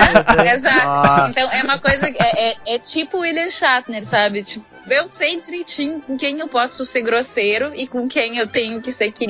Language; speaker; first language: Portuguese; native; Portuguese